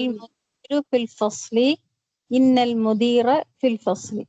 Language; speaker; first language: Arabic; non-native, learner; Tamil